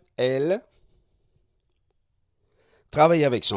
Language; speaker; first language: French; non-native, fluent; Spanish